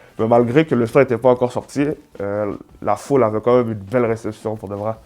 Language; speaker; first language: French; native; French